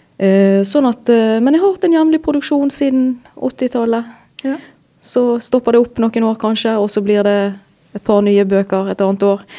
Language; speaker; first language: Norwegian; native; Norwegian